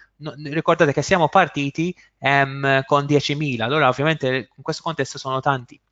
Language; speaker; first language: Italian; non-native, fluent; Maltese